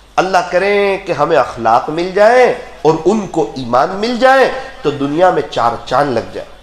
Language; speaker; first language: Urdu; non-native, local second language; Gujarati